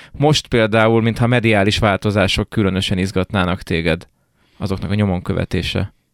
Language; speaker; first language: Hungarian; native; Hungarian